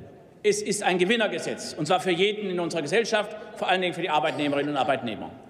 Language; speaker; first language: German; native; German